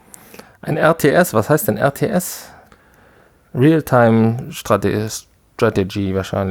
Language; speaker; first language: German; native; German